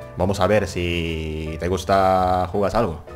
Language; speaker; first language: Spanish; non-native, learner; Indonesian